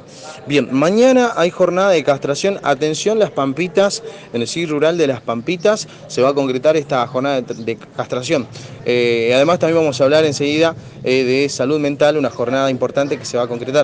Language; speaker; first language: Spanish; native; Spanish